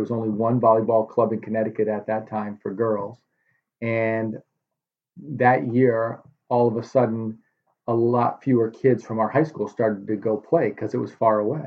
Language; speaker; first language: English; native; English